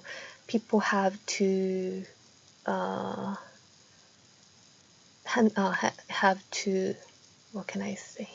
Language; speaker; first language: English; non-native, fluent; Korean